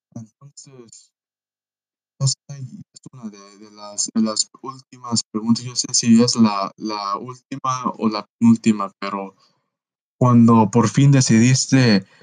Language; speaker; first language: Spanish; early bilingual, heritage; Spanish